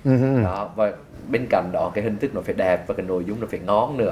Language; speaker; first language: Vietnamese; native; Vietnamese